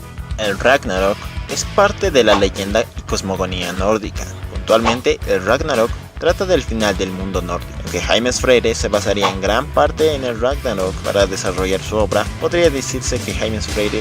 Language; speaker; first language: Spanish; native; Spanish